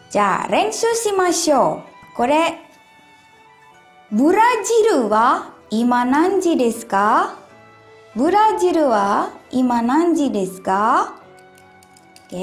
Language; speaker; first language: Japanese; non-native, fluent; Indonesian